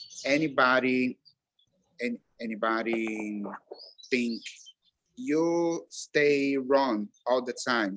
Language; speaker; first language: English; non-native, learner; Portuguese